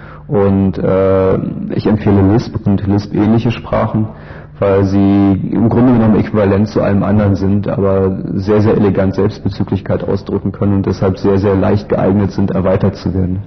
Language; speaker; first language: German; native; German